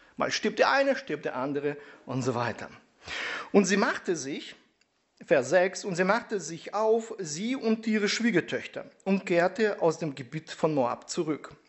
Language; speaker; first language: German; non-native, fluent; Russian